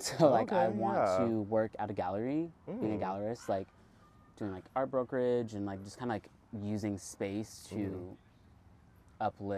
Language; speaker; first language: English; native; English